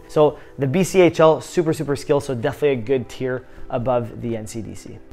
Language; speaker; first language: English; native; English